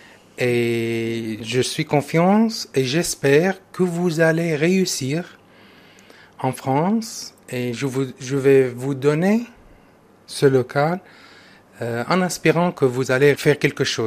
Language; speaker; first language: French; non-native, learner; Arabic